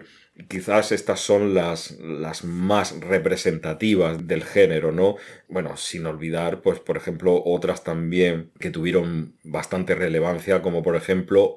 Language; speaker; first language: Spanish; native; Spanish